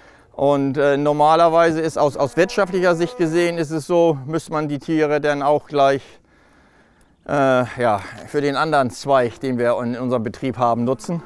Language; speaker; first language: German; native; German